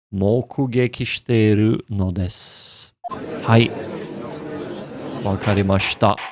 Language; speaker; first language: Japanese; non-native, learner; English